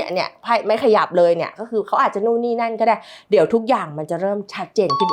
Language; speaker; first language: Thai; native; Thai